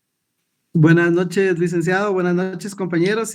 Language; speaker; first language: Spanish; native; Spanish